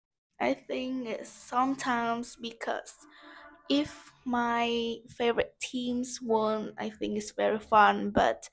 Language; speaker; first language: English; non-native, learner; Vietnamese